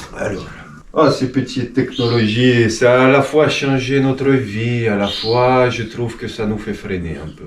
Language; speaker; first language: French; non-native, fluent; Romanian